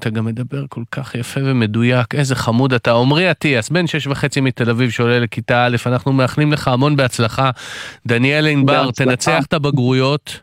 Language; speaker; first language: Hebrew; native; Hebrew